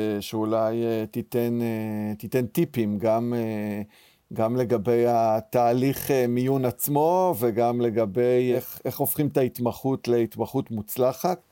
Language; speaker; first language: Hebrew; native; Hebrew